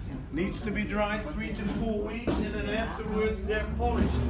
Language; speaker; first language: English; non-native, fluent; Dutch